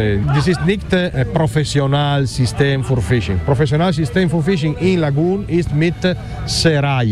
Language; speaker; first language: German; non-native, learner; Italian